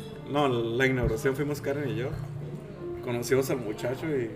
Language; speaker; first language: Spanish; native; Spanish